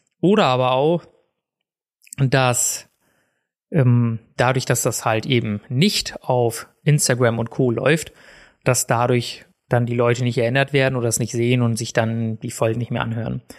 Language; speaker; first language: German; native; German